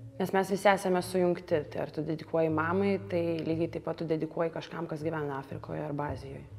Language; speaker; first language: Lithuanian; early bilingual, other home language; Russian